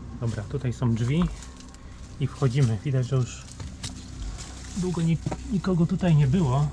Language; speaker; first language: Polish; native; Polish